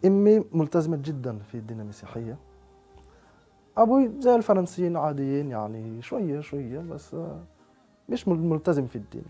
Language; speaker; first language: Arabic; non-native, fluent; French